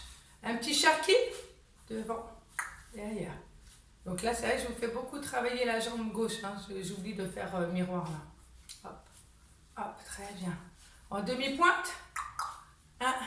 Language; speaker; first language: French; native; French